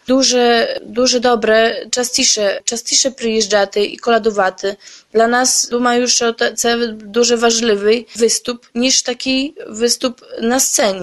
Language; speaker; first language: Ukrainian; early bilingual, heritage; Ukrainian